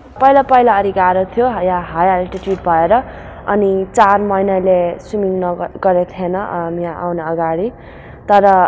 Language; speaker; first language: Nepali; early bilingual, heritage; Nepali